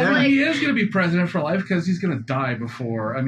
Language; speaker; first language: English; native; English